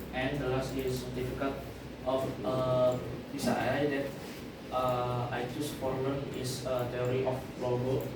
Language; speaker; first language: English; non-native, learner; Indonesian